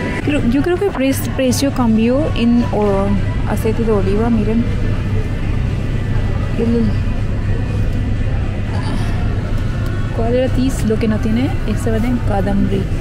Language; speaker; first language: Spanish; non-native, learner; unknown